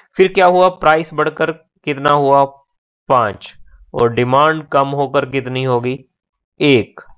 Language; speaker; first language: Hindi; native; Hindi